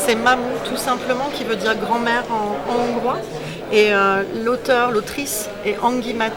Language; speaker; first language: French; native; French